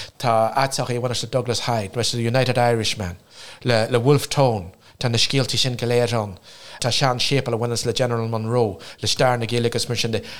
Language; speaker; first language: Irish; non-native, local second language; English